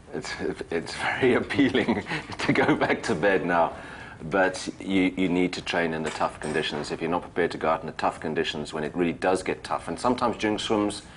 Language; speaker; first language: English; native; English